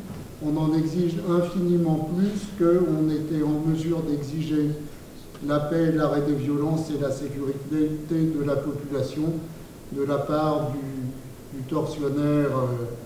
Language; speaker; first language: French; native; French